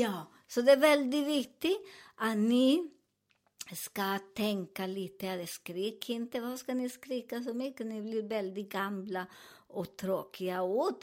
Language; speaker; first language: Swedish; non-native, learner; Spanish